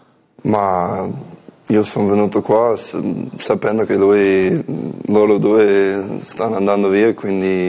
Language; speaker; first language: Italian; non-native, learner; English